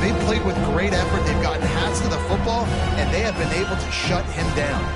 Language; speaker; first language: English; native; English